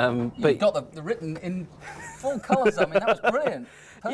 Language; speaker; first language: English; native; English